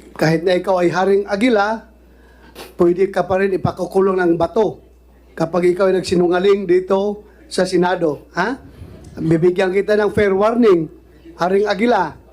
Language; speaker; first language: Filipino; non-native, local second language; Cebuano